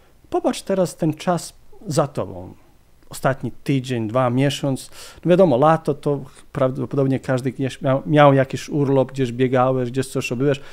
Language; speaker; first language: Polish; non-native, fluent; Croatian